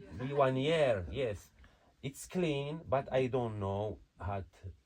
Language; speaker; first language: English; non-native, learner; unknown